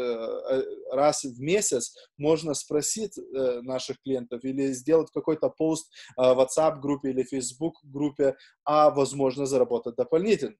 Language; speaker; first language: Russian; non-native, fluent; Lithuanian